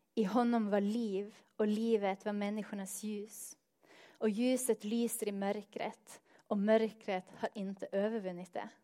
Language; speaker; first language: Swedish; non-native, fluent; Norwegian